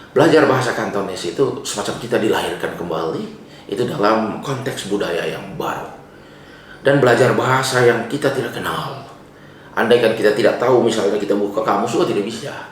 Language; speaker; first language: Indonesian; non-native, local second language; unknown